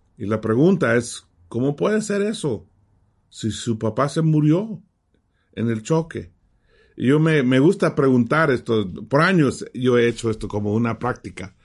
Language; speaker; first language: Spanish; early bilingual, heritage; Spanish